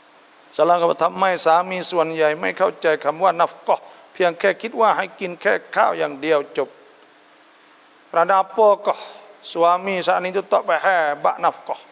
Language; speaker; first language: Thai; non-native, local second language; Malay